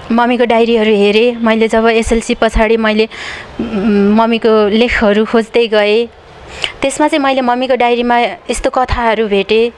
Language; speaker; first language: Nepali; native; Nepali